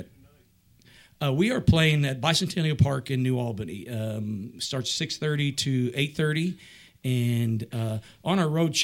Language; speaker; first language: English; native; English